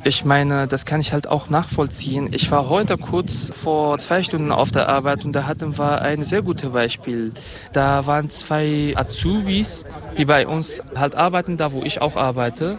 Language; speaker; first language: German; non-native, fluent; Kurdish